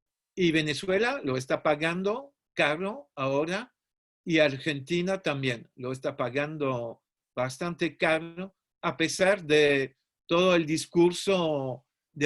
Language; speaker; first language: Spanish; non-native, fluent; French